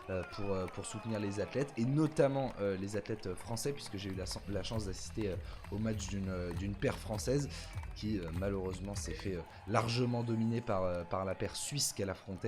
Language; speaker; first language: French; native; French